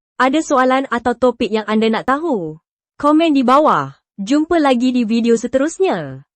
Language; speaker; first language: Malay; native; Malay